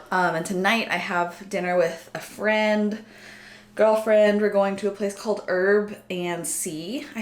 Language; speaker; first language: English; native; English